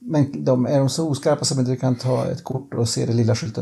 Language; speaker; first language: Swedish; native; Swedish